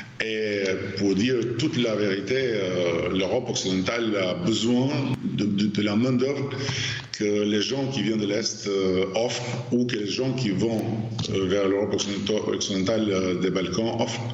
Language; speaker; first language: French; non-native, fluent; Albanian